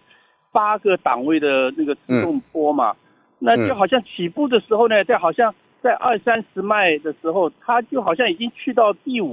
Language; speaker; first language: Chinese; native; Chinese